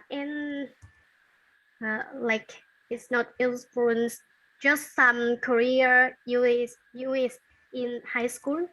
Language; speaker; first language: English; non-native, learner; Vietnamese